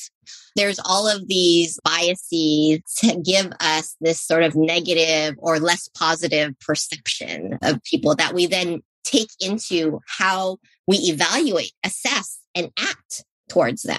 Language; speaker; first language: English; native; English